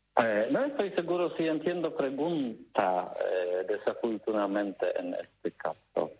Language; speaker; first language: Spanish; non-native, learner; Polish